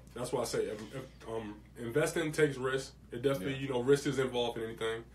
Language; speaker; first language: English; native; English